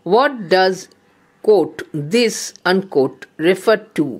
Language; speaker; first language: English; non-native, local second language; Bangla